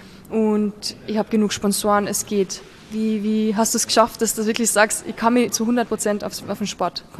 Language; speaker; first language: German; native; German